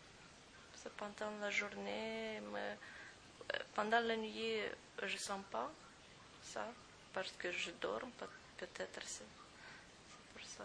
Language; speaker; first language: French; non-native, fluent; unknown